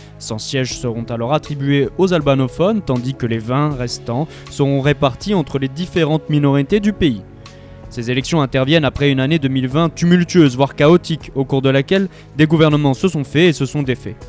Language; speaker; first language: French; native; French